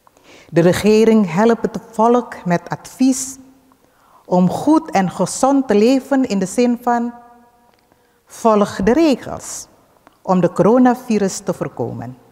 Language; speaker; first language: Dutch; early bilingual, other home language; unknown